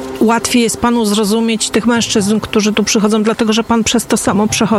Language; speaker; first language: Polish; native; Polish